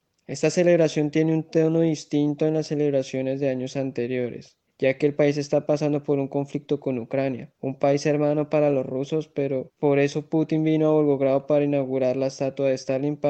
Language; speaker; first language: Spanish; native; Spanish